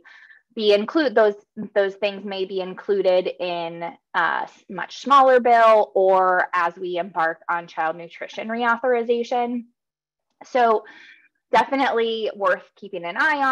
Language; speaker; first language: English; native; English